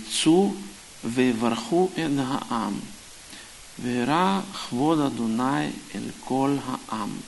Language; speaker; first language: Hebrew; non-native, fluent; Russian